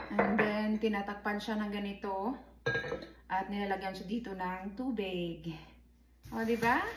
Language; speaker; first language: Filipino; native; Filipino